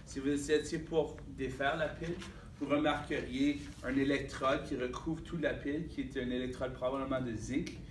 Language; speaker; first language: French; native; French